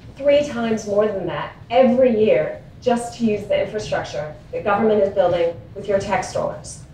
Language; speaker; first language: English; native; English